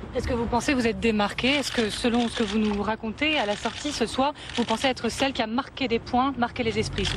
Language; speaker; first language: French; native; French